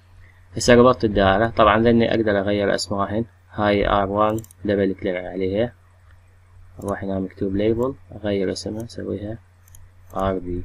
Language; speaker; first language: Arabic; native; Arabic